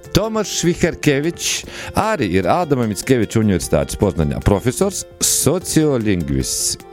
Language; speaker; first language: Latvian; native; Latvian